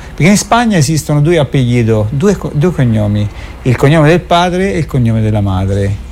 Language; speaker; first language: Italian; native; Italian